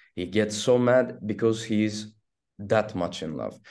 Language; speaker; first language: English; non-native, fluent; Turkish